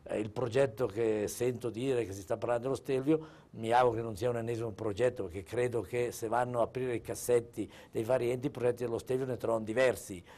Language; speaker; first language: Italian; native; Italian